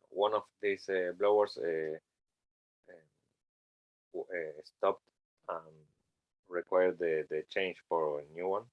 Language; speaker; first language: English; non-native, learner; Spanish